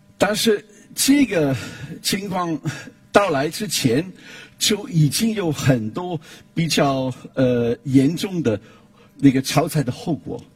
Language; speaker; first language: Chinese; non-native, fluent; German